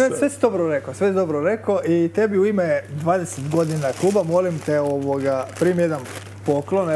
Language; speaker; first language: Croatian; native; Croatian